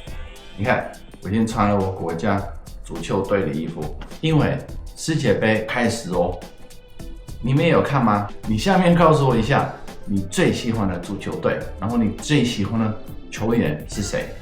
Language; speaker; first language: Chinese; non-native, fluent; Dutch